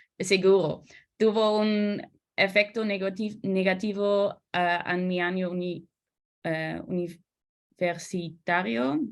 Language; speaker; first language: Spanish; non-native, learner; Dutch